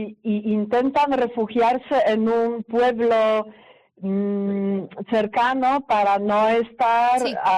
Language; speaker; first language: Spanish; non-native, fluent; Polish